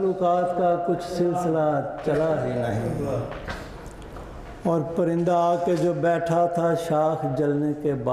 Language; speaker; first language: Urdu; non-native, local second language; Punjabi